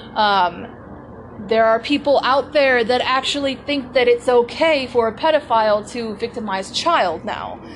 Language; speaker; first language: English; native; English